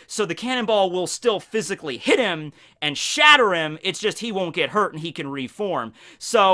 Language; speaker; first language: English; native; English